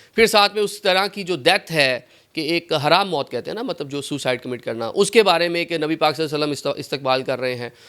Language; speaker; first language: Urdu; native; Urdu